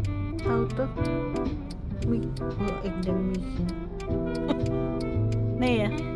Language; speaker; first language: Dutch; non-native, learner; Indonesian